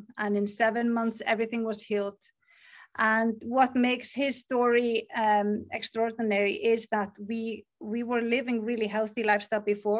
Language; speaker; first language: English; non-native, fluent; Icelandic